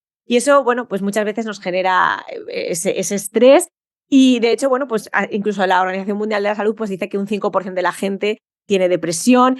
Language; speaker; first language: Spanish; native; Spanish